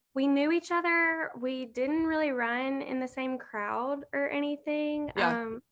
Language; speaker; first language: English; native; English